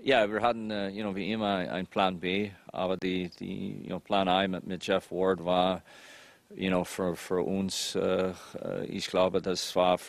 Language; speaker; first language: German; non-native, fluent; English